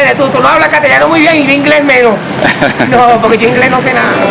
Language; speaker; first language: Spanish; native; Spanish